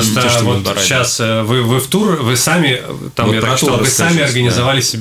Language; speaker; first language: Russian; native; Russian